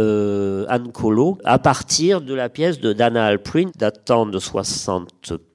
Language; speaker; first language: French; native; French